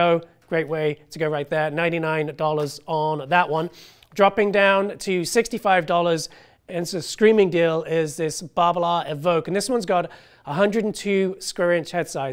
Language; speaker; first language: English; native; English